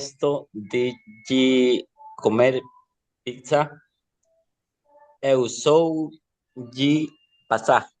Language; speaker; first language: Portuguese; non-native, learner; Spanish